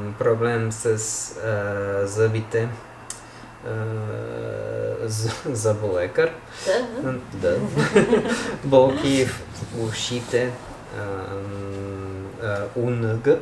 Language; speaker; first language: Bulgarian; non-native, learner; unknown